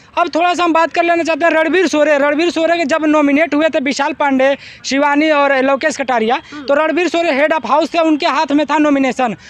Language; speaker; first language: Hindi; native; Hindi